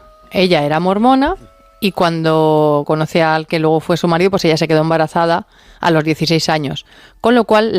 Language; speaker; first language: Spanish; native; Spanish